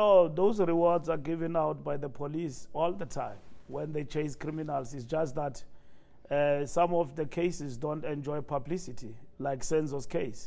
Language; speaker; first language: English; non-native, local second language; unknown